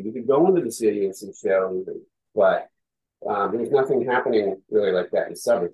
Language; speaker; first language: English; native; English